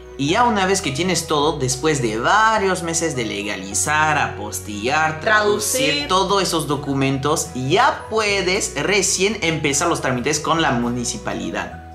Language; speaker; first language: Spanish; non-native, fluent; French